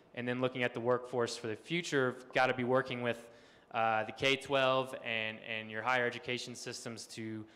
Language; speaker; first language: English; native; English